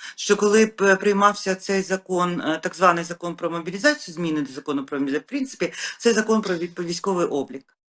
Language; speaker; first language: Ukrainian; native; Ukrainian